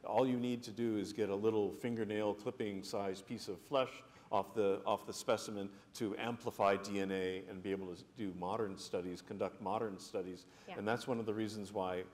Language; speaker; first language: English; native; English